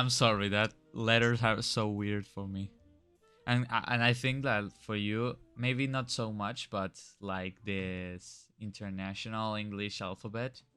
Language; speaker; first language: English; non-native, fluent; Spanish